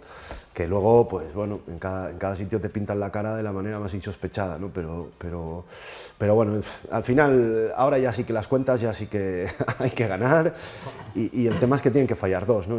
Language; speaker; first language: Spanish; native; Spanish